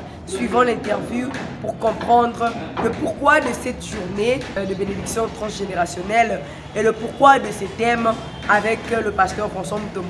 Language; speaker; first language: French; non-native, local second language; Lingala